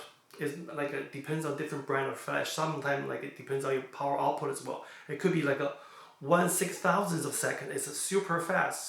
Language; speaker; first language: English; non-native, fluent; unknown